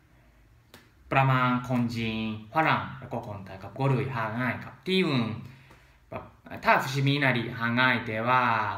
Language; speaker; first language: Thai; non-native, learner; Japanese